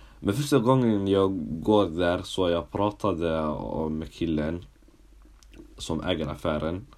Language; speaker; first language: Swedish; early bilingual, other home language; Somali